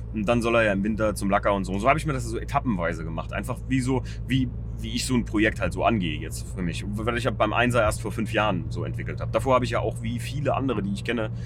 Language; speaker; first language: German; native; German